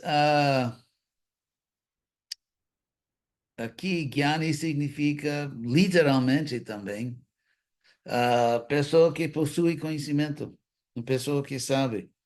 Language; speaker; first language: Portuguese; non-native, fluent; English